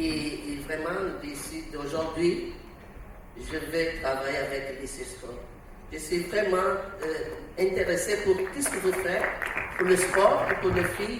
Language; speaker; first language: French; non-native, learner; Portuguese